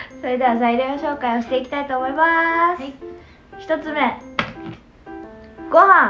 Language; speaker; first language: Japanese; native; Japanese